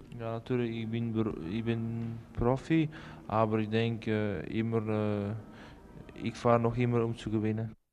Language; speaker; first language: German; non-native, learner; Dutch